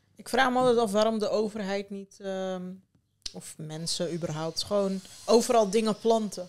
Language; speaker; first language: Dutch; early bilingual, other home language; Turkish